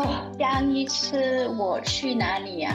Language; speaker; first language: Chinese; non-native, learner; English